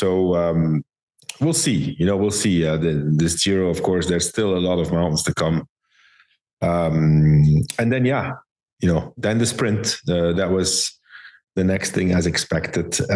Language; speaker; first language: English; non-native, fluent; Dutch